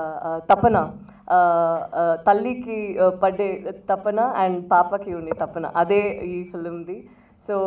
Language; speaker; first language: Telugu; non-native, local second language; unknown